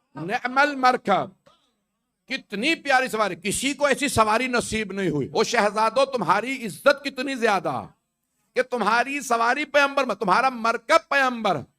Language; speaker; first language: Urdu; native; Urdu